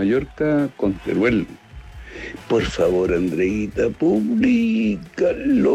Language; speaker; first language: Spanish; native; Spanish